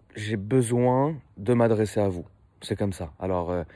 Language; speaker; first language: French; native; French